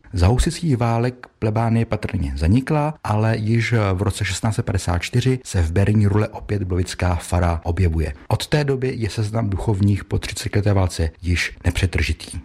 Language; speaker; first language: Czech; native; Czech